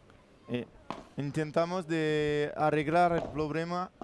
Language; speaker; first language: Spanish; non-native, learner; French